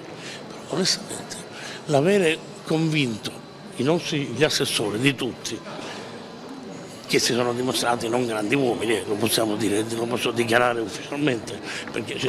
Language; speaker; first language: Italian; native; Italian